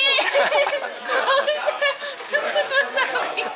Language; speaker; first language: English; non-native, local second language; Filipino